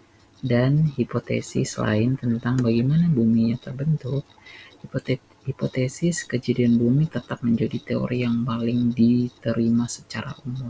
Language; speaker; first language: Indonesian; native; Indonesian